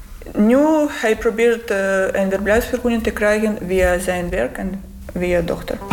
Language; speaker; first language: Dutch; non-native, learner; Russian